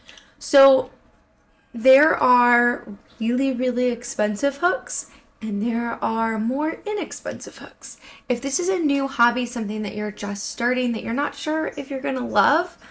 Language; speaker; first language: English; native; English